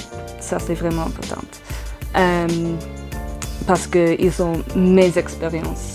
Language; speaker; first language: French; non-native, fluent; English